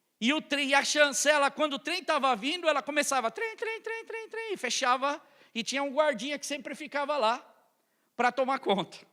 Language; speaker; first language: Portuguese; native; Portuguese